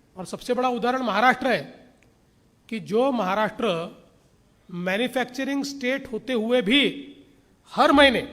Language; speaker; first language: Hindi; non-native, local second language; Marathi